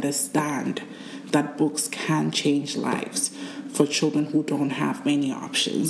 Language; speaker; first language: English; non-native, local second language; Akan